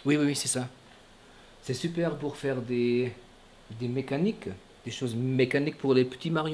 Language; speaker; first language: French; non-native, fluent; German